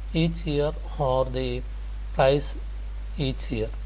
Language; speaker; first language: English; non-native, local second language; Malayalam